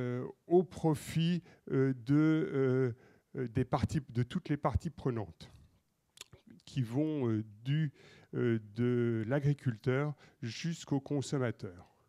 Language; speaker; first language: French; native; French